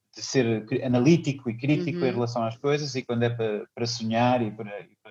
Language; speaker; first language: Portuguese; native; Portuguese